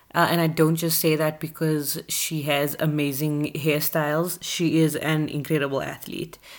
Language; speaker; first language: English; native; English